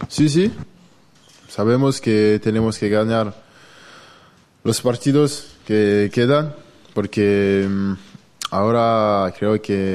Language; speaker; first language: Spanish; non-native, learner; French